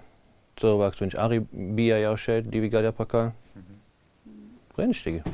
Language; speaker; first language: Latvian; non-native, learner; German